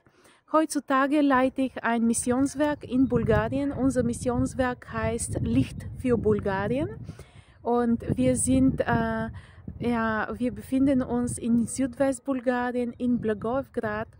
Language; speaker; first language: German; non-native, fluent; Bulgarian